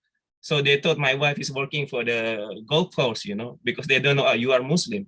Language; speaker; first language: English; non-native, fluent; Indonesian